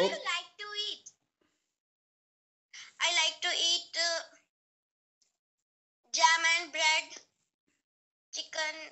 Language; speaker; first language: English; non-native, learner; Hindi